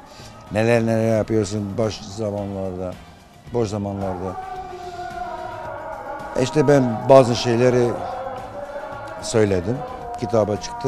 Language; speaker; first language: Turkish; non-native, fluent; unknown